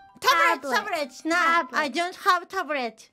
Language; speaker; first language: English; non-native, learner; Japanese